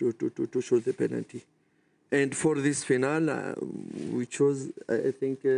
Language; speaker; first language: English; non-native, learner; French